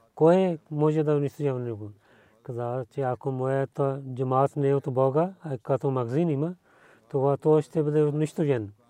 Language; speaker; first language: Bulgarian; non-native, learner; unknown